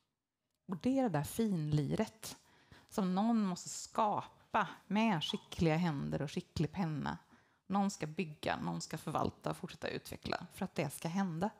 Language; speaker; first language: Swedish; native; Swedish